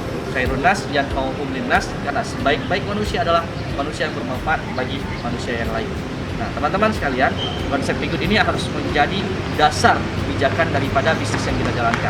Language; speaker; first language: Indonesian; native; Indonesian